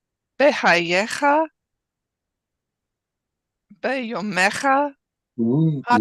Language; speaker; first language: Hebrew; non-native, learner; English